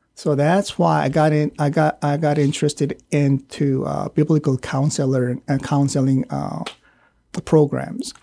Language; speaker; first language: English; non-native, fluent; Korean